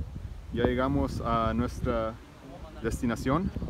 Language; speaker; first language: Spanish; early bilingual, heritage; Spanish